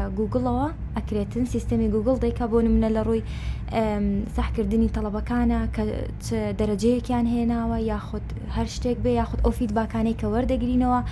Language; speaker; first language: Central Kurdish; non-native, local second language; Kurdish